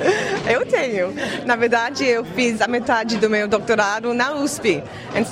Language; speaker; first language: Portuguese; non-native, fluent; English